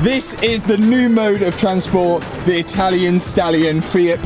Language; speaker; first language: English; native; English